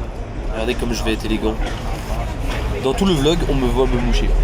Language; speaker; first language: French; native; French